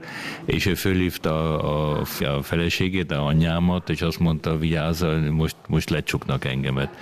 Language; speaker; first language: Hungarian; early bilingual, other home language; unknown